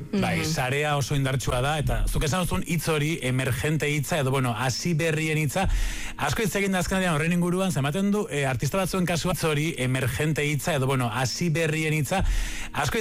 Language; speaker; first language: Basque; native; Basque